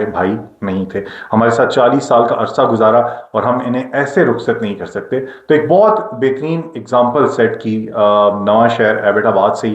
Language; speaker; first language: Urdu; non-native, local second language; Northern Hindko